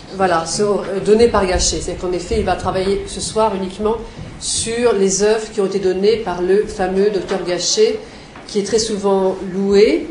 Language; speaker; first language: French; native; French